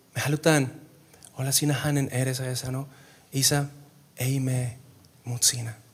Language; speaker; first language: Finnish; non-native, fluent; Spanish